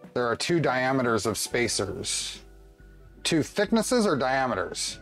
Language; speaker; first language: English; native; English